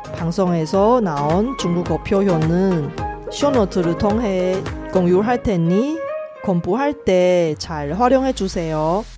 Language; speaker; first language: Korean; non-native, local second language; Chinese